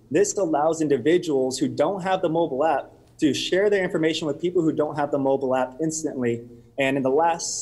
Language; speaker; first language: English; native; English